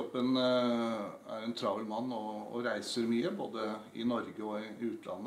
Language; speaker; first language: Norwegian; native; Norwegian